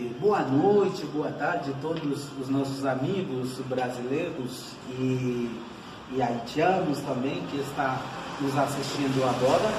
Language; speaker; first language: Portuguese; non-native, fluent; Haitian Creole